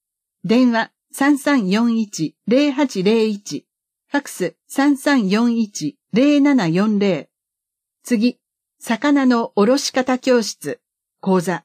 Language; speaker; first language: Japanese; native; Japanese